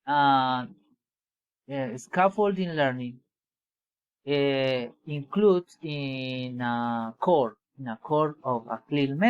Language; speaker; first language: English; non-native, learner; Spanish